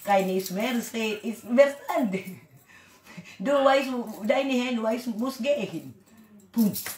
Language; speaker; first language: German; non-native, learner; Waray